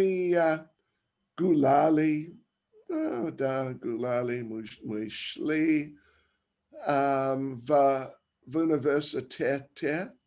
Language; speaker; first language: Russian; non-native, learner; English